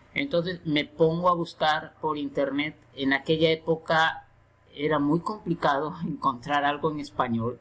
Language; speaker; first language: Spanish; native; Spanish